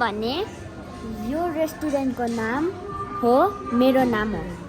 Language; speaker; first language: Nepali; non-native, local second language; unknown